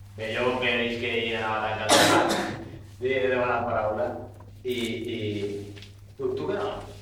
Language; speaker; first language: Catalan; native; Catalan